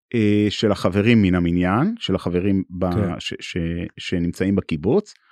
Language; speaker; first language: Hebrew; native; Hebrew